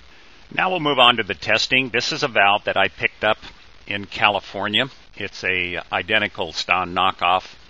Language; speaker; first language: English; native; English